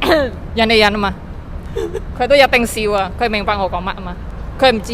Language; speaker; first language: Cantonese; non-native, fluent; Indonesian